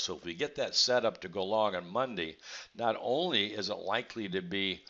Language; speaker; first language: English; native; English